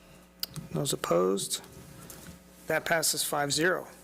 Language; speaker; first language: English; native; English